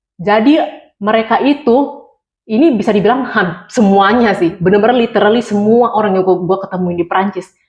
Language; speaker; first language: Indonesian; native; Indonesian